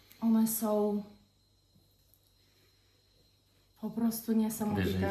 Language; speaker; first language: Polish; native; Polish